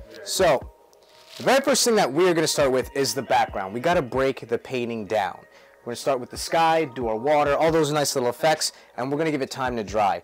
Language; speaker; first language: English; native; English